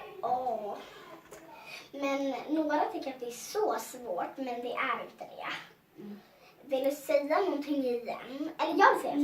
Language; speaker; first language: Swedish; early bilingual, other home language; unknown